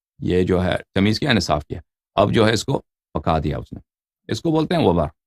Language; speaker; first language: Urdu; non-native, fluent; Persian